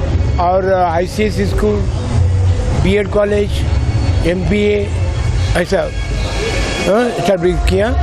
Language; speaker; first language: Hindi; non-native, local second language; Tamil